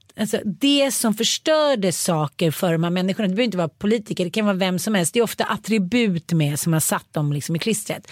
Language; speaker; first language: Swedish; native; Swedish